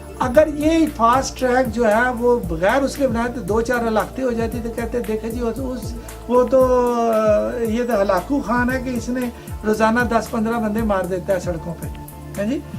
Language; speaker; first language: Urdu; non-native, local second language; Punjabi